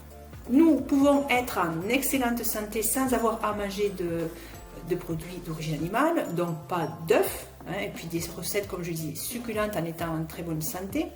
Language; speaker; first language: French; native; French